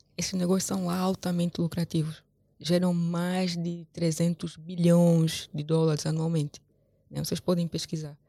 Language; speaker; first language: Portuguese; native; Portuguese